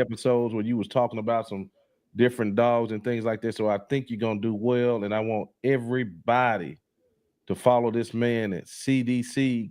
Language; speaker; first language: English; native; English